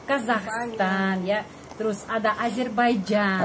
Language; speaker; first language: Indonesian; non-native, fluent; Russian